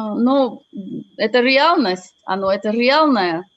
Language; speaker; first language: Russian; non-native, fluent; English